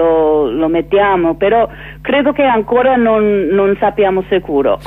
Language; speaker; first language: Italian; non-native, fluent; English